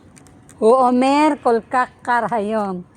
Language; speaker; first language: Hebrew; non-native, learner; Filipino